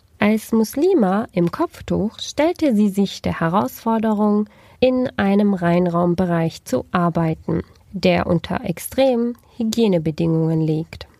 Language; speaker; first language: German; early bilingual, other home language; Turkish